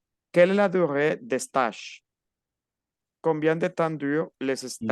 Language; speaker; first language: French; non-native, fluent; Spanish